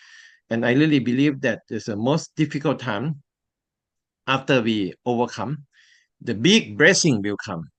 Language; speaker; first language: English; non-native, learner; Thai